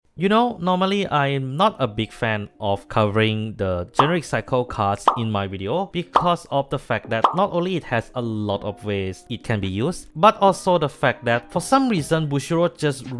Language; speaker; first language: English; non-native, fluent; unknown